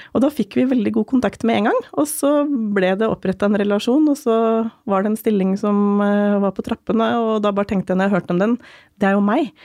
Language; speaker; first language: Norwegian; native; Norwegian